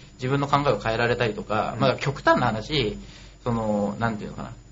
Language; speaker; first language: Japanese; native; Japanese